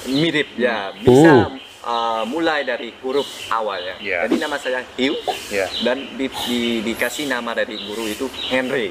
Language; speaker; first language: Indonesian; non-native, fluent; Vietnamese